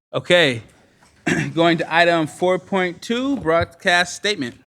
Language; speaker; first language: English; native; English